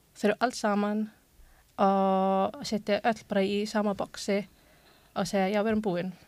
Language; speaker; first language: Icelandic; non-native, learner; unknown